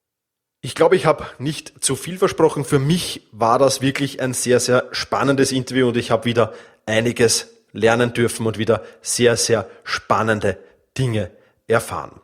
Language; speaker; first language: German; native; German